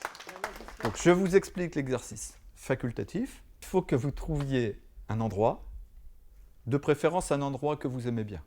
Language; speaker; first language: French; native; French